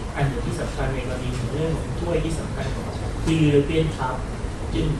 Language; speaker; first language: Thai; native; Thai